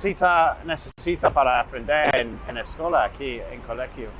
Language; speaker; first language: Spanish; non-native, learner; English